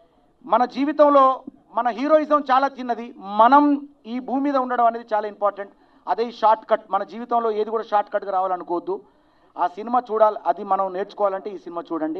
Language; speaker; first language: Telugu; native; Telugu